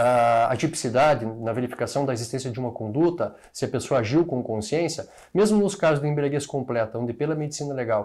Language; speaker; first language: Portuguese; native; Portuguese